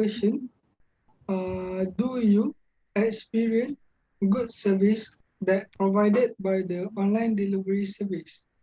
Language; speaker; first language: English; non-native, local second language; Malay